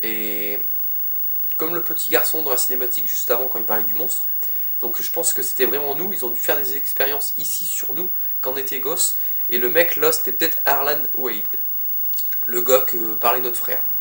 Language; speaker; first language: French; native; French